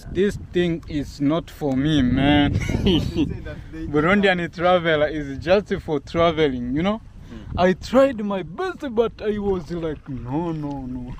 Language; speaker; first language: English; non-native, fluent; Rundi